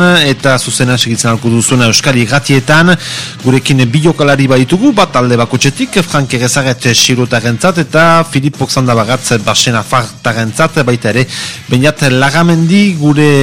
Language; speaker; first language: Basque; native; Basque